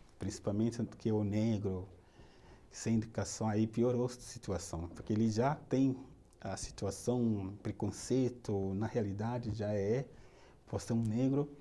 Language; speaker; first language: Portuguese; non-native, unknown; Yoruba